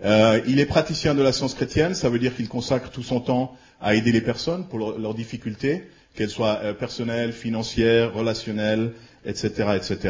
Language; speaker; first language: French; native; French